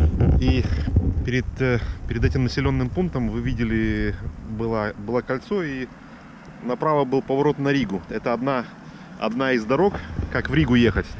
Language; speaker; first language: Russian; native; Russian